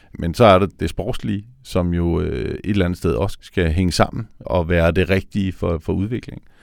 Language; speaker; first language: Danish; native; Danish